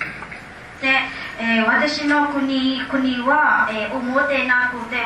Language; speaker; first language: Japanese; non-native, learner; Burmese